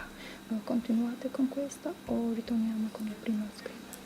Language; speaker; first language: Italian; non-native, learner; Albanian